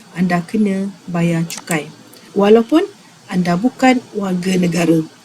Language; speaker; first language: Malay; native; Malay